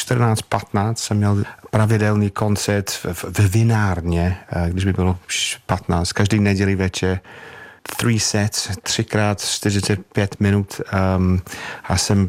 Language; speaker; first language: Czech; non-native, fluent; English